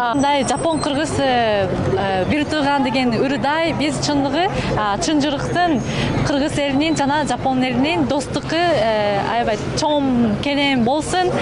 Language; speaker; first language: Kyrgyz; non-native, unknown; Japanese